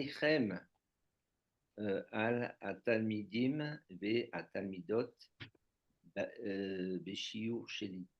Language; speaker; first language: Hebrew; non-native, learner; French